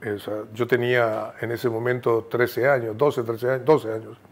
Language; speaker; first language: Spanish; native; Spanish